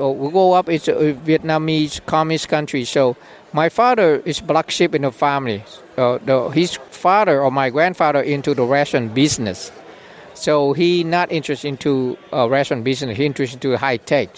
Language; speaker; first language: English; non-native, learner; Vietnamese